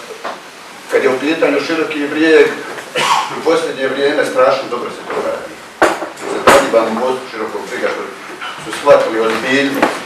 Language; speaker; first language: Croatian; native; Croatian